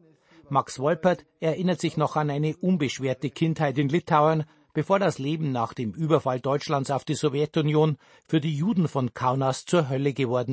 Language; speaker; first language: German; native; German